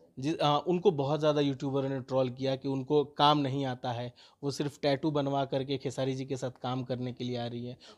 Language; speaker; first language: Hindi; native; Hindi